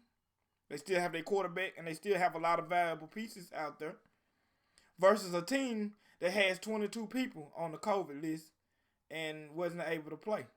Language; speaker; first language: English; native; English